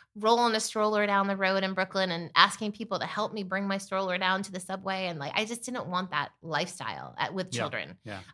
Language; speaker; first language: English; native; English